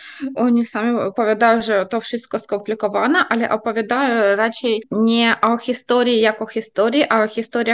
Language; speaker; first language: Polish; non-native, fluent; Ukrainian